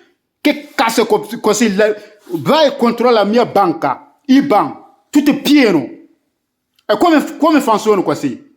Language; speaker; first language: Italian; non-native, learner; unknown